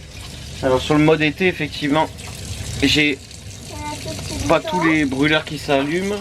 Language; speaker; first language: French; native; French